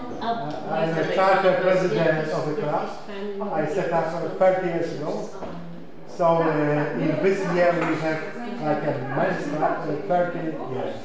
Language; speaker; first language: English; non-native, learner; Polish